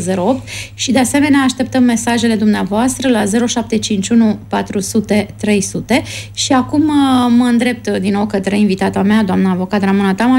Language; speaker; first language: Romanian; native; Romanian